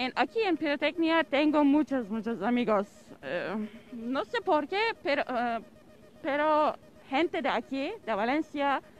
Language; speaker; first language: Spanish; non-native, learner; Turkish